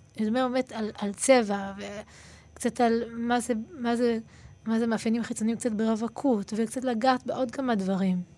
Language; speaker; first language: Hebrew; native; Hebrew